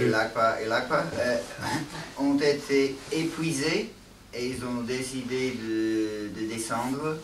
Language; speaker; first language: French; non-native, learner; English